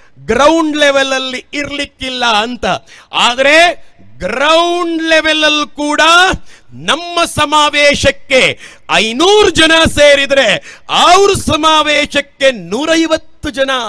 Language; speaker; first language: Kannada; native; Kannada